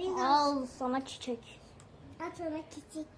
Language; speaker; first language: Turkish; early bilingual, other home language; Persian